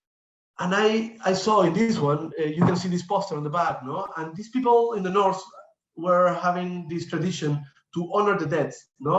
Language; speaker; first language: English; non-native, fluent; Spanish